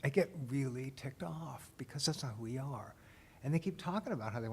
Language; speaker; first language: English; native; English